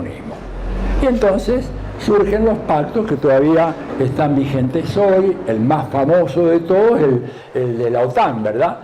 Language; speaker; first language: Spanish; native; Spanish